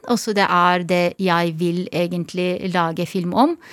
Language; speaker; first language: Norwegian; non-native, fluent; Turkish